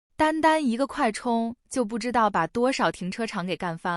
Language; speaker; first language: Chinese; native; Chinese